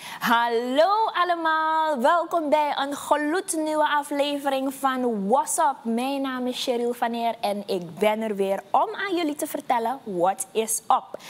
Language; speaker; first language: Dutch; native; Dutch